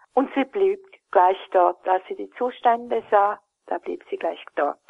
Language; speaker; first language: German; native; German